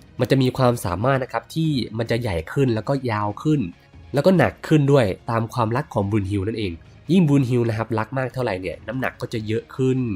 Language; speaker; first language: Thai; native; Thai